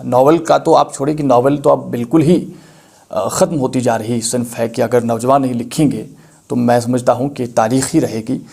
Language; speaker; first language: Urdu; non-native, local second language; Kashmiri